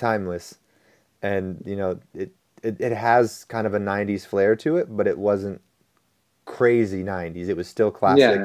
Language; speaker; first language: English; native; English